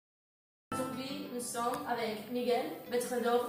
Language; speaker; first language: French; non-native, local second language; Arabic